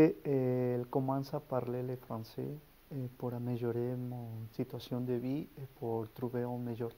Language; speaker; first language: French; non-native, learner; Spanish